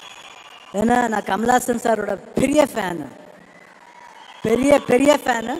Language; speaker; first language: Tamil; non-native, fluent; Kannada